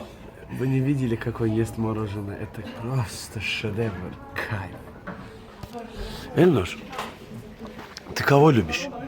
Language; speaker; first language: Russian; non-native, learner; Azerbaijani